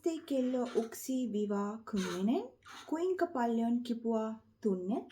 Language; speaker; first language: Finnish; non-native, learner; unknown